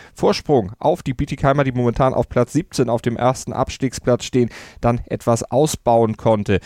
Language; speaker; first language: German; native; German